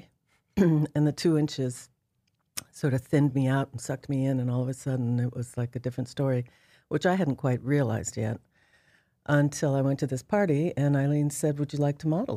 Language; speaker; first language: English; native; English